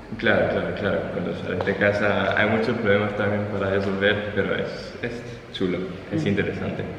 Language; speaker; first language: Spanish; non-native, fluent; German